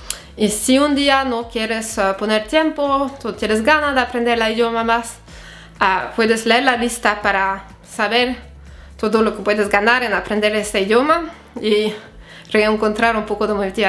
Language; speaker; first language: Spanish; non-native, fluent; French